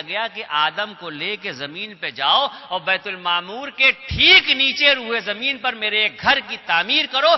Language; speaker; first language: Urdu; native; Urdu